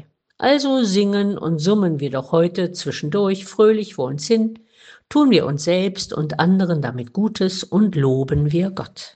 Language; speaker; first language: German; native; German